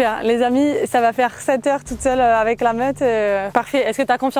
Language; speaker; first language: French; native; French